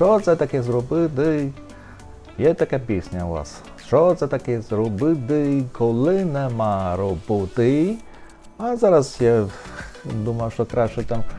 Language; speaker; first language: Ukrainian; non-native, learner; Chinese